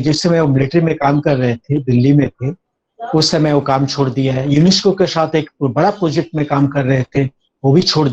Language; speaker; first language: Hindi; native; Hindi